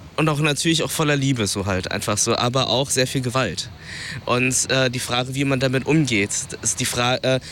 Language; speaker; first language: German; early bilingual, other home language; Vietnamese